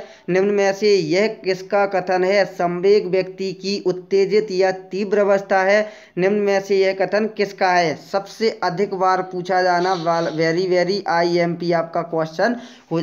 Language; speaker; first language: Hindi; native; Hindi